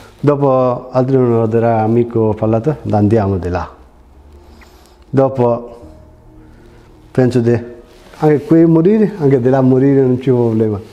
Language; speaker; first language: Italian; non-native, learner; Bangla